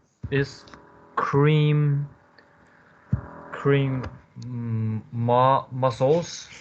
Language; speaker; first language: English; non-native, learner; Chinese